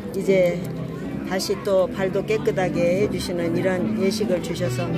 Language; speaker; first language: Korean; native; Korean